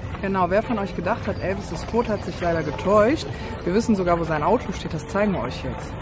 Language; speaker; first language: German; native; German